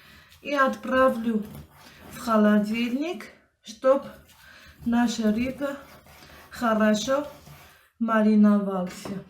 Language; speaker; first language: Russian; non-native, local second language; Armenian